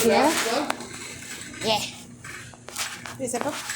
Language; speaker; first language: Portuguese; non-native, learner; Haitian Creole